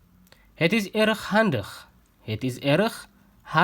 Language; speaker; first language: Dutch; non-native, fluent; Tigrinya